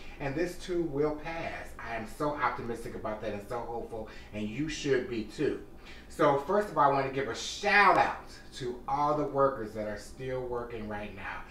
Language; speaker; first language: English; native; English